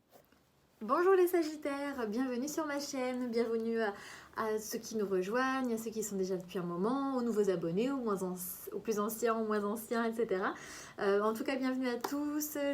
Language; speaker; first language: French; native; French